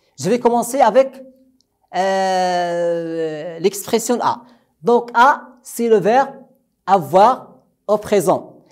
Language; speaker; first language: French; non-native, local second language; Arabic